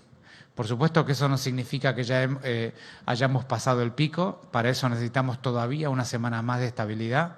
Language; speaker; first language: Spanish; native; Spanish